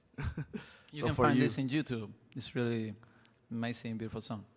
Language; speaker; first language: English; non-native, learner; Spanish